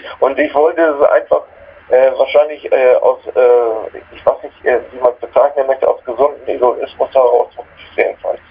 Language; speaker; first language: German; native; German